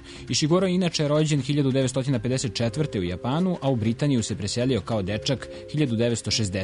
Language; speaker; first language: Serbian; native; Serbian